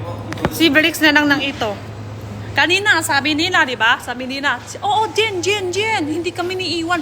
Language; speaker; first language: Filipino; non-native, learner; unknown